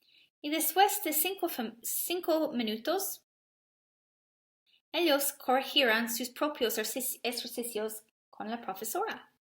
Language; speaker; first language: Spanish; non-native, learner; English